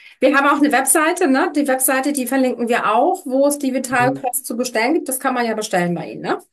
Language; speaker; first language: German; native; German